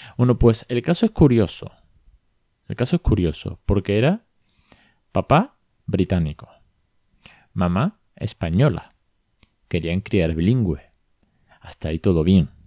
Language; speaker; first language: Spanish; native; Spanish